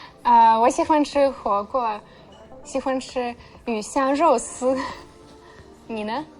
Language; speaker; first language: Chinese; non-native, fluent; Russian